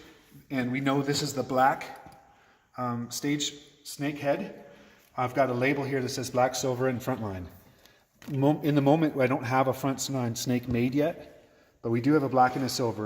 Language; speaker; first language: English; native; English